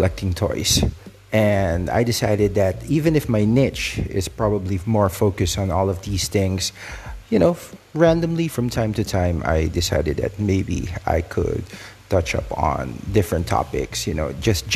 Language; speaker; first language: English; non-native, local second language; Filipino